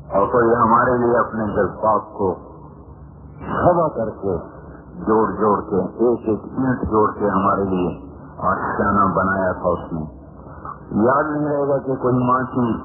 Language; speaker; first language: Urdu; non-native, local second language; Punjabi